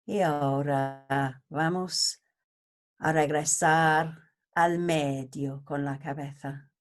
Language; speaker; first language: Spanish; non-native, learner; English